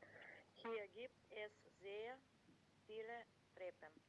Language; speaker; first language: German; non-native, learner; Macedonian